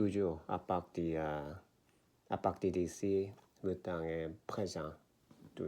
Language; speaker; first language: French; non-native, learner; Korean